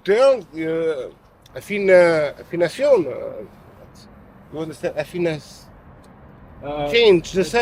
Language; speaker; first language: English; non-native, learner; Portuguese